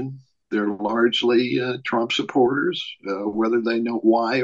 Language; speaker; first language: English; native; English